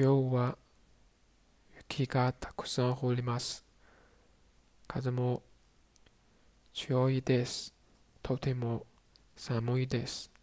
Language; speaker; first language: Japanese; non-native, learner; Chinese